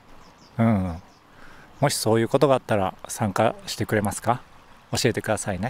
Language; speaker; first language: Japanese; native; Japanese